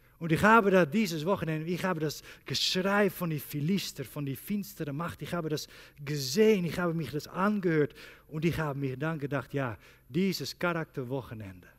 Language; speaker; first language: German; non-native, learner; Dutch